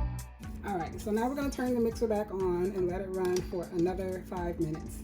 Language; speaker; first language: English; native; English